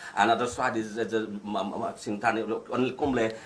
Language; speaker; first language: English; non-native, local second language; Assamese